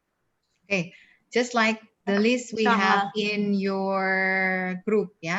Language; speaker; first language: English; non-native, fluent; Indonesian